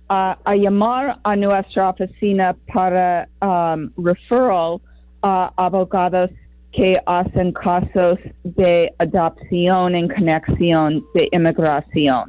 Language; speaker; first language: Spanish; non-native, fluent; English